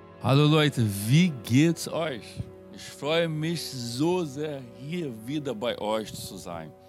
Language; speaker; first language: German; non-native, fluent; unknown